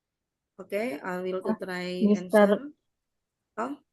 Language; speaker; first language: English; non-native, learner; Indonesian